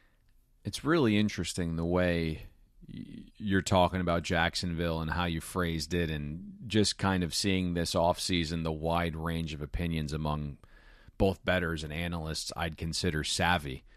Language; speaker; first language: English; native; English